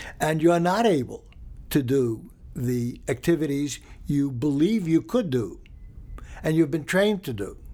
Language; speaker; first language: English; early bilingual, other home language; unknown